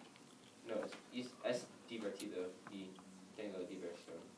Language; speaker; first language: Spanish; non-native, learner; English